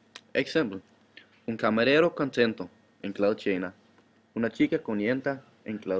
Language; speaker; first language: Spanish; non-native, learner; Danish